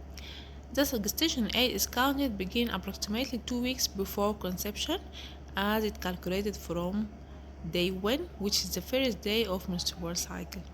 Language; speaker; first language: English; non-native, local second language; Arabic